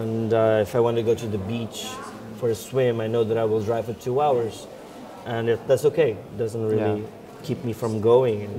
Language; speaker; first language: English; non-native, fluent; Portuguese